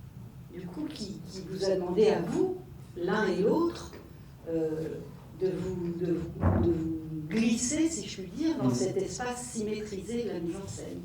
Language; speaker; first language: French; native; French